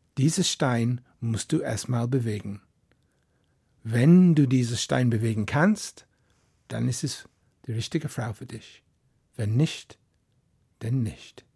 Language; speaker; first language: German; non-native, fluent; English